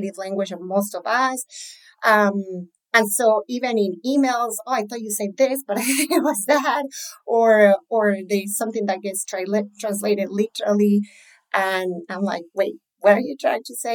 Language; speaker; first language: English; non-native, fluent; Spanish